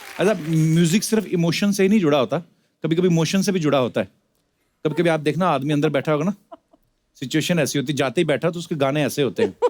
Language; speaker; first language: Hindi; non-native, local second language; Punjabi